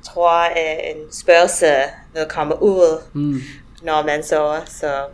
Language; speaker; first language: Danish; non-native, fluent; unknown